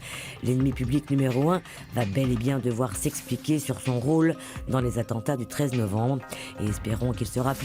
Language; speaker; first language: French; native; French